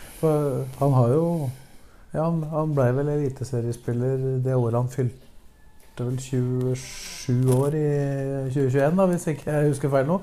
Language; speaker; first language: Norwegian; native; Norwegian